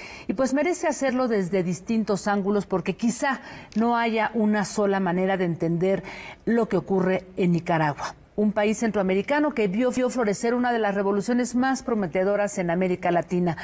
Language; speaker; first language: Spanish; native; Spanish